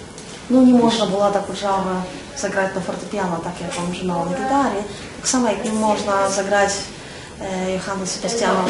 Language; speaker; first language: Polish; non-native, fluent; Russian